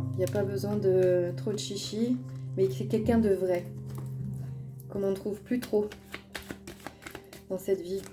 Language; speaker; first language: French; native; French